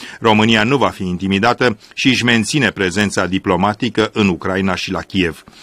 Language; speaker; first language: Romanian; native; Romanian